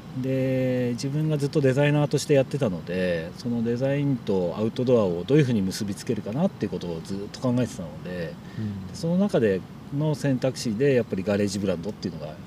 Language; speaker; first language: Japanese; native; Japanese